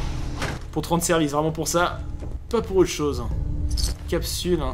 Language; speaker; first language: French; native; French